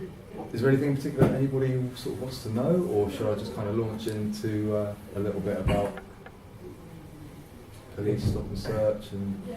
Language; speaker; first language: English; native; English